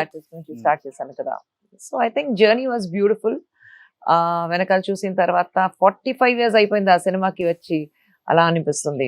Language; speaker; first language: Telugu; non-native, fluent; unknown